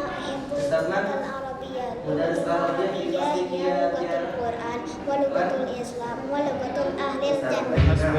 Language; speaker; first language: Arabic; non-native, learner; Indonesian